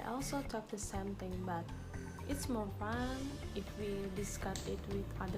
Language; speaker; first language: English; non-native, learner; Indonesian